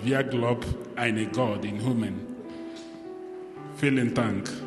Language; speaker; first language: German; non-native, learner; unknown